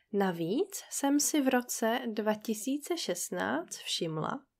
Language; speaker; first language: Czech; native; Czech